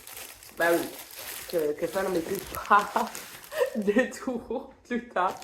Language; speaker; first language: French; non-native, fluent; English